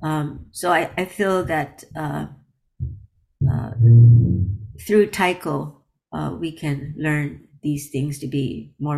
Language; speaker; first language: English; native; English